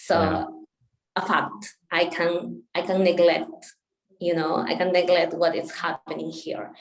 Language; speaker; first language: English; non-native, local second language; Spanish